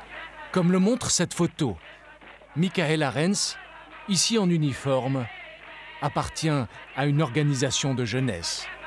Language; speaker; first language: French; native; French